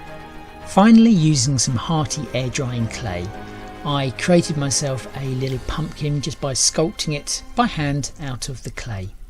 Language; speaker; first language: English; native; English